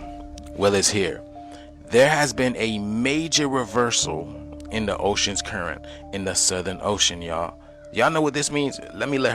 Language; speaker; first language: English; native; English